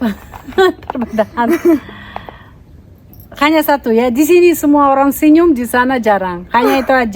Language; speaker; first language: Indonesian; non-native, fluent; Russian